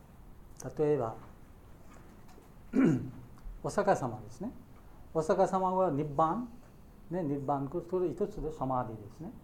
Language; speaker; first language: Japanese; non-native, learner; Bangla